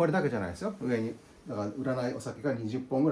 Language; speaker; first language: Japanese; native; Japanese